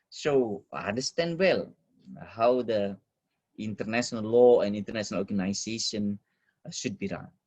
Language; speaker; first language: English; non-native, fluent; Indonesian